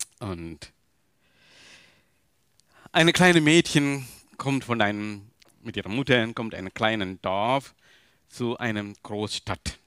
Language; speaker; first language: German; non-native, learner; Tamil